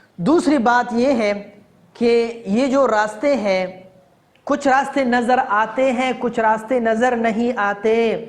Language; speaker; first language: Urdu; non-native, local second language; Pashto